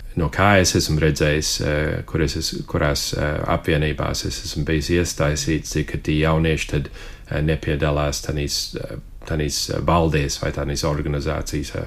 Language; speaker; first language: Latvian; early bilingual, heritage; Latvian